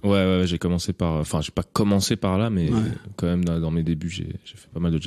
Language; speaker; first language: French; native; French